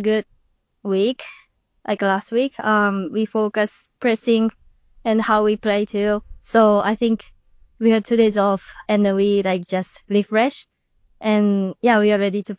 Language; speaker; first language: English; non-native, learner; Japanese